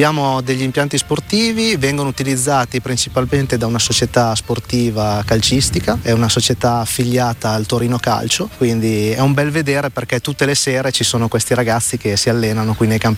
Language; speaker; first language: Italian; native; Italian